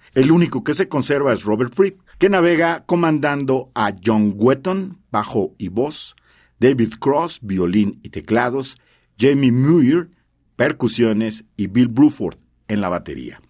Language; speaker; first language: Spanish; native; Spanish